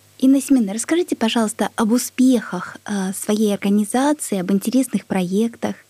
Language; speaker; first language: Russian; native; Russian